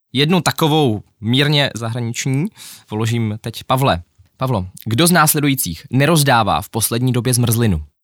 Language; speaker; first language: Czech; early bilingual, other home language; Ukrainian